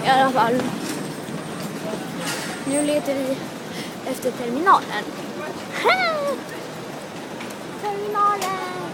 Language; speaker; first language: Swedish; early bilingual, other home language; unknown